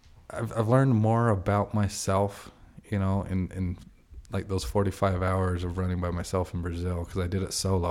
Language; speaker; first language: English; native; English